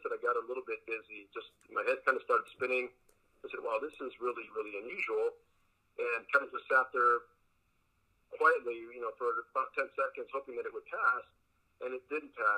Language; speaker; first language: English; early bilingual, other home language; Spanish